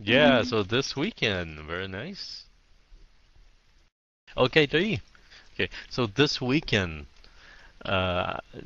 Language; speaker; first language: English; early bilingual, heritage; Vietnamese